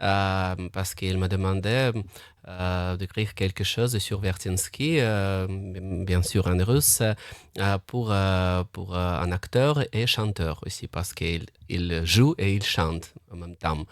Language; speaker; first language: French; non-native, fluent; Russian